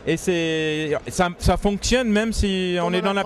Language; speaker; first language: French; native; French